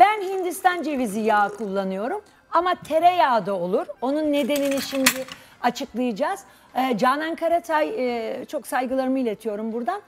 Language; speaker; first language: Turkish; native; Turkish